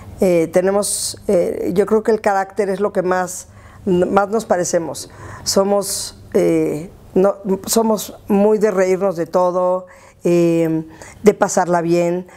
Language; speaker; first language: Spanish; native; Spanish